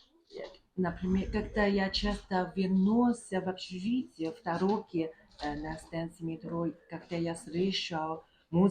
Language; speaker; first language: Russian; non-native, learner; Chinese